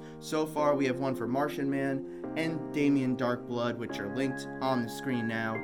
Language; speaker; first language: English; native; English